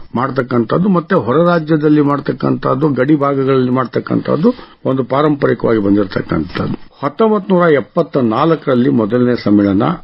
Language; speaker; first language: Kannada; native; Kannada